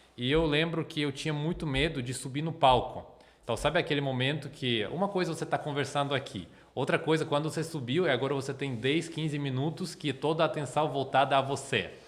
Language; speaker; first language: Portuguese; non-native, fluent; Russian